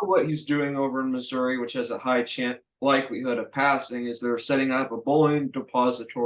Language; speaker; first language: English; native; English